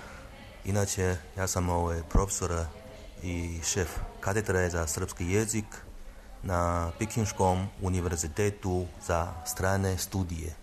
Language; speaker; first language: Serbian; non-native, fluent; Chinese